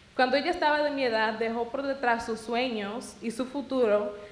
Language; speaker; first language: Spanish; early bilingual, other home language; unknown